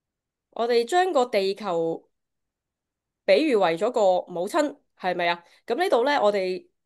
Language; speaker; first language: Cantonese; native; Cantonese